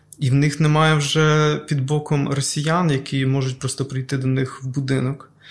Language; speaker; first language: Ukrainian; native; Ukrainian